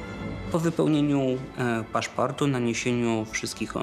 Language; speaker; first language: Polish; native; Polish